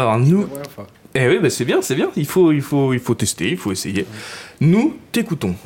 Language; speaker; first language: French; native; French